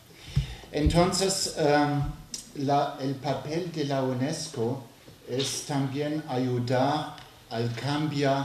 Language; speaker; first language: Spanish; non-native, learner; French